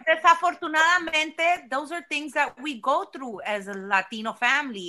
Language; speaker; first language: English; early bilingual, other home language; Spanish